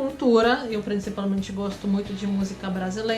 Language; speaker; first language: Portuguese; non-native, fluent; Czech